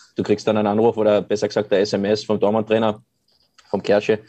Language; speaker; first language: German; native; German